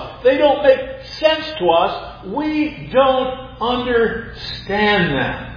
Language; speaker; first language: English; native; English